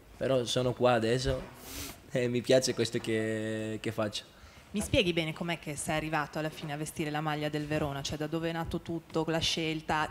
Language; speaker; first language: Italian; non-native, fluent; Greek